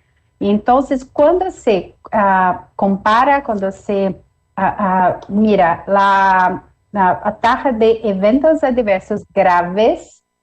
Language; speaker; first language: Spanish; non-native, fluent; Portuguese